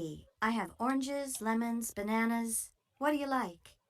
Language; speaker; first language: English; non-native, learner; Spanish